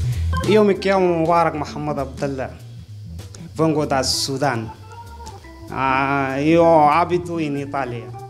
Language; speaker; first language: Italian; non-native, learner; Arabic